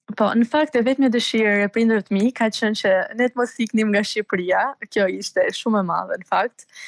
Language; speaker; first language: Albanian; native; Albanian